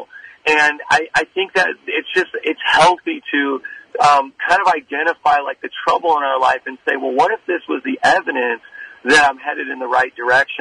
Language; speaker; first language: English; native; English